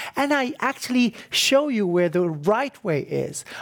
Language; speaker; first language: English; non-native, fluent; Arabic